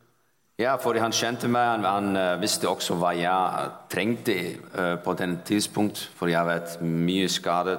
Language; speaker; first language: Danish; non-native, fluent; Icelandic